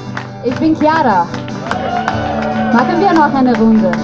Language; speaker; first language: German; non-native, learner; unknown